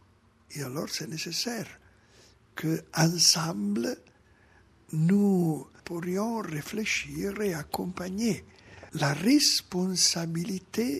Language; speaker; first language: French; non-native, fluent; Italian